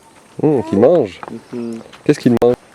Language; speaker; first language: French; native; French